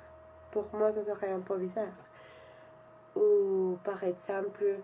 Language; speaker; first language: French; non-native, learner; Spanish